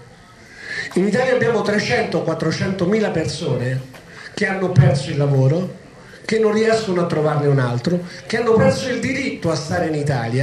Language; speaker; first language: Italian; native; Italian